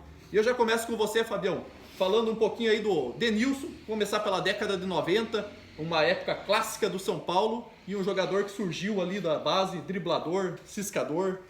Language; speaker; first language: Portuguese; native; Portuguese